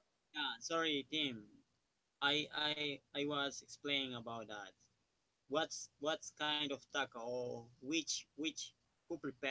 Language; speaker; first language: English; non-native, learner; Spanish